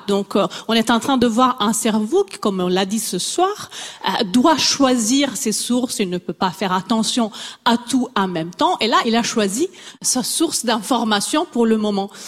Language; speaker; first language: French; non-native, fluent; Italian